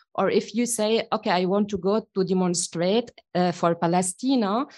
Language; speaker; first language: English; non-native, fluent; Arabic